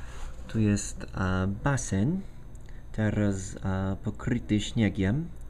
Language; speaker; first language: Polish; non-native, fluent; English